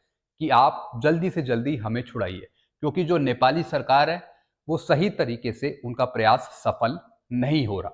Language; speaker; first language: Hindi; native; Hindi